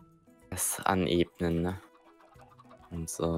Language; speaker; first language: German; native; German